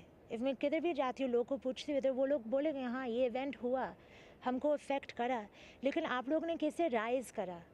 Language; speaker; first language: Hindi; early bilingual, heritage; English